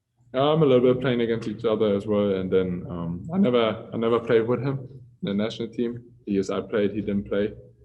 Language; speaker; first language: English; non-native, fluent; German